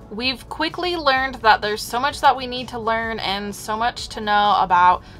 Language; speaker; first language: English; native; English